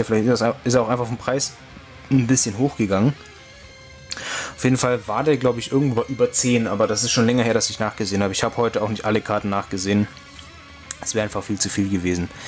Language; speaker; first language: German; native; German